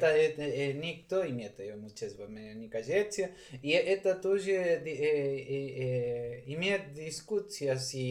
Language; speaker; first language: Russian; non-native, learner; Spanish